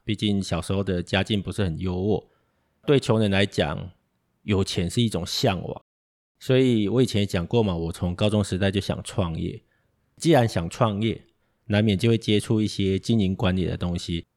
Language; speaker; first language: Chinese; native; Chinese